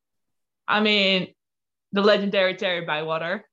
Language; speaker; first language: English; non-native, fluent; Dutch